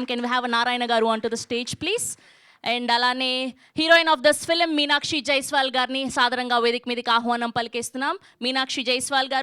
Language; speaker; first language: Telugu; native; Telugu